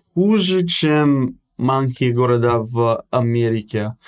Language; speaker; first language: Russian; non-native, fluent; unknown